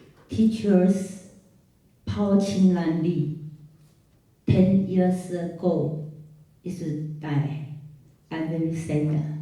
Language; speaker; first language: English; non-native, learner; Chinese